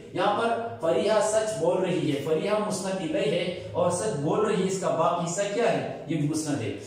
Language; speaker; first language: Urdu; non-native, local second language; Pashto